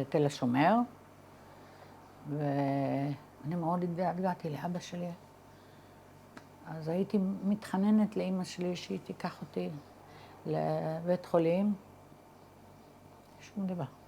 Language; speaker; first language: Hebrew; early bilingual, other home language; Arabic